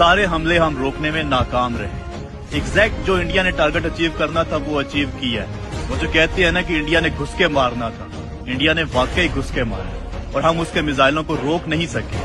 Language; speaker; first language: Urdu; non-native, local second language; Punjabi